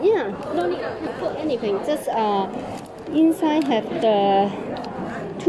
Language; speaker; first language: English; non-native, learner; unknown